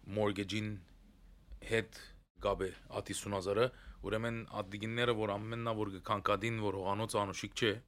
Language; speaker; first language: Armenian; early bilingual, heritage; Armenian